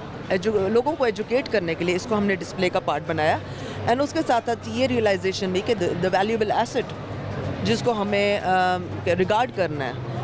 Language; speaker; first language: Hindi; native; Hindi